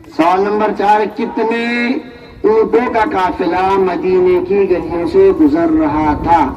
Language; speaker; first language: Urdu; native; Urdu